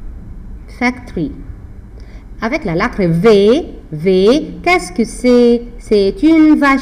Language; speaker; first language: French; non-native, fluent; Arabic